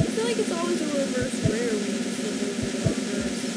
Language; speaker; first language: English; native; English